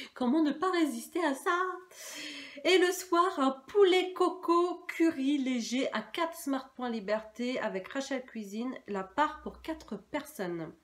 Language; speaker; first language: French; native; French